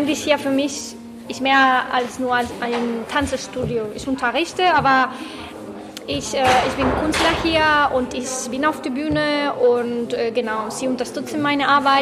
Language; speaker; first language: German; non-native, fluent; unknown